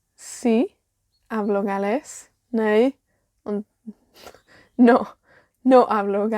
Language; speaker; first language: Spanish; non-native, learner; Welsh